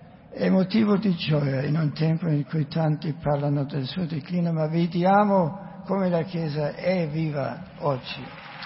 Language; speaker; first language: Italian; non-native, fluent; German